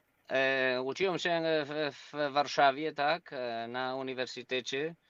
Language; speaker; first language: Polish; non-native, learner; Spanish